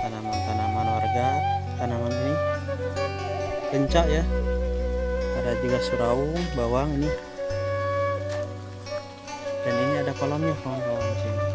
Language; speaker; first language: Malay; non-native, local second language; Sundanese